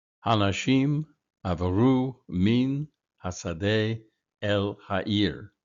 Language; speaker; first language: Hebrew; non-native, fluent; English